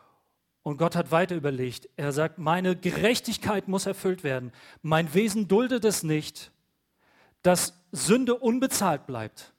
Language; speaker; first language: German; native; German